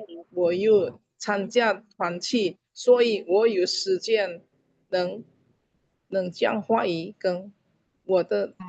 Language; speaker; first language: Chinese; non-native, learner; Indonesian